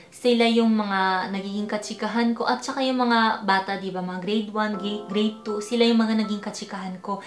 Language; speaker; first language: Filipino; early bilingual, heritage; Filipino